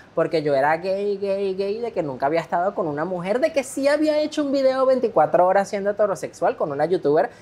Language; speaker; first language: Spanish; native; Spanish